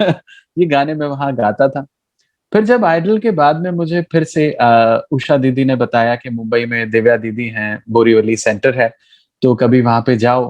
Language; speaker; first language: Hindi; native; Hindi